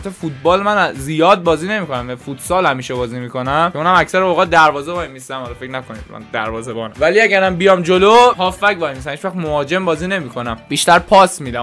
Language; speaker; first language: Persian; native; Persian